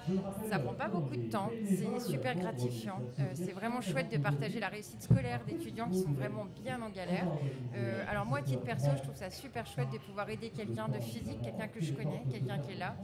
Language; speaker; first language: French; native; French